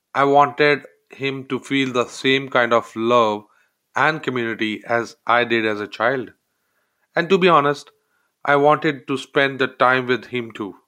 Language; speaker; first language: English; non-native, local second language; Hindi